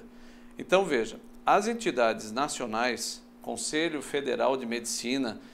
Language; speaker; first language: Portuguese; native; Portuguese